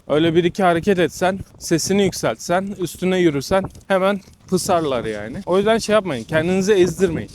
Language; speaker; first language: Turkish; native; Turkish